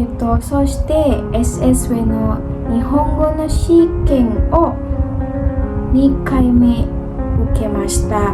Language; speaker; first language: Japanese; non-native, learner; Indonesian